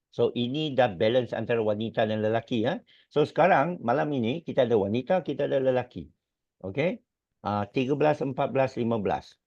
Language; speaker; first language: Malay; non-native, local second language; Chinese